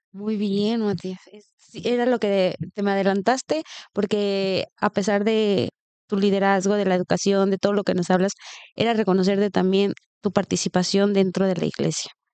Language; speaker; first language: Spanish; native; Spanish